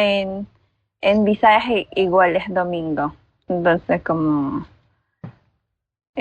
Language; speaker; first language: Spanish; non-native, learner; Filipino